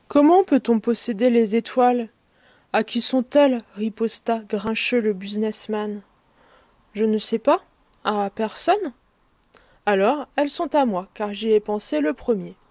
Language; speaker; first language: French; native; French